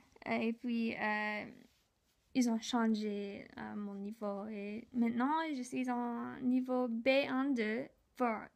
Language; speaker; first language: French; non-native, learner; English